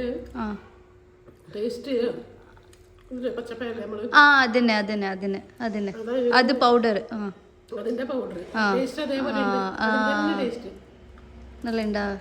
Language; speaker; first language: Malayalam; non-native, learner; Kannada